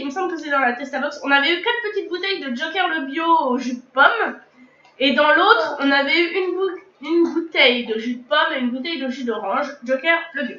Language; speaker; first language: French; native; French